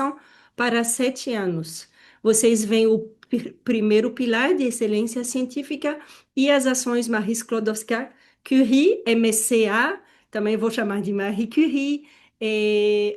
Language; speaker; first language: Portuguese; non-native, fluent; French